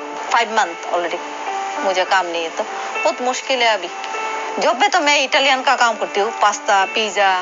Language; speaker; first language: Hindi; non-native, local second language; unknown